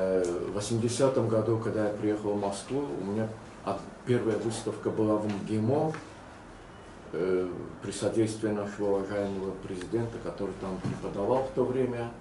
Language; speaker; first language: Russian; non-native, local second language; Azerbaijani